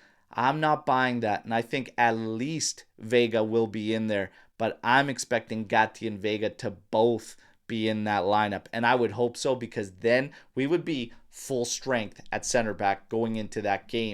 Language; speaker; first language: English; native; English